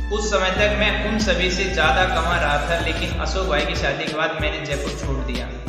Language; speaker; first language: Hindi; native; Hindi